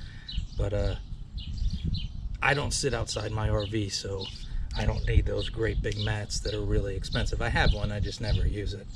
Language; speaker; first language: English; native; English